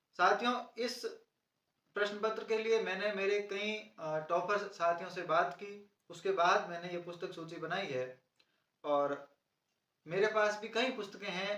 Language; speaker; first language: Hindi; native; Hindi